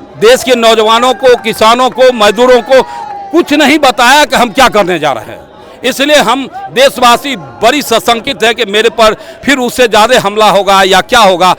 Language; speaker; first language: Hindi; native; Hindi